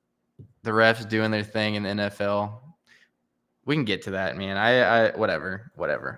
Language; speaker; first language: English; native; English